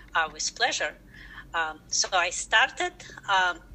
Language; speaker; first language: English; non-native, fluent; Russian